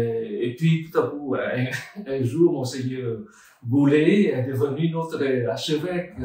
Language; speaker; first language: French; non-native, fluent; Vietnamese